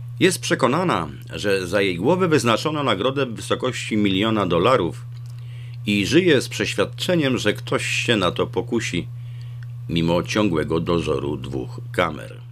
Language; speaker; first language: Polish; native; Polish